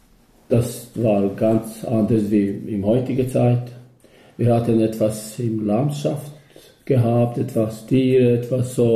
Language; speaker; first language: German; non-native, learner; Albanian